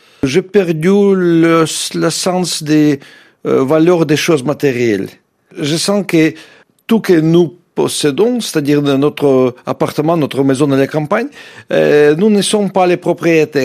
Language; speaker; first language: French; non-native, fluent; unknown